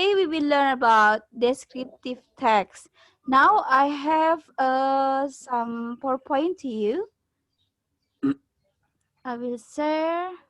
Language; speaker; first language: English; non-native, learner; Indonesian